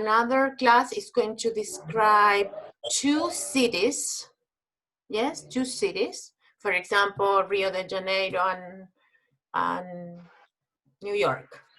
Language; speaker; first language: English; non-native, fluent; Spanish